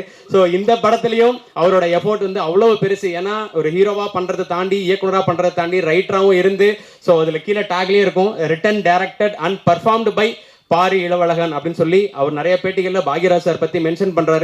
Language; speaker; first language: Tamil; native; Tamil